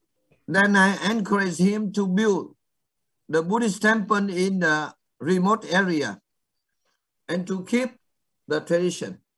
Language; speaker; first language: English; non-native, fluent; Vietnamese